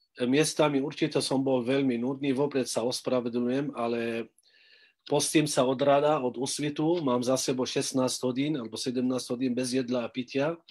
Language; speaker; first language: Slovak; non-native, fluent; Arabic